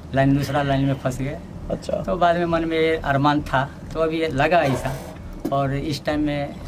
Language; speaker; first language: Hindi; native; Hindi